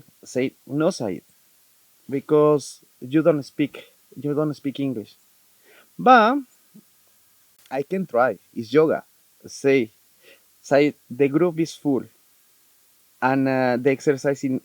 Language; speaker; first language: English; non-native, learner; Spanish